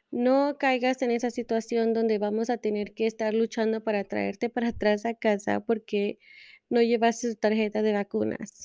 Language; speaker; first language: Spanish; early bilingual, heritage; Spanish